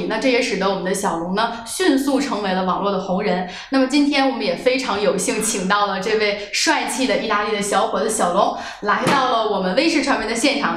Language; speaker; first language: Chinese; native; Chinese